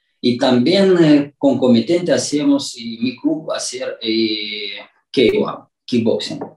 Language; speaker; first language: Spanish; non-native, learner; Romanian